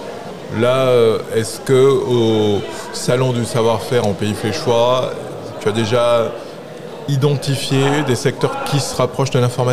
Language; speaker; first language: French; native; French